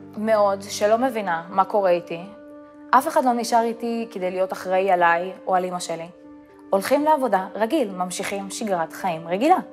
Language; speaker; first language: Hebrew; early bilingual, other home language; Russian